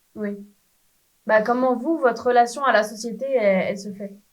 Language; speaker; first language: French; native; French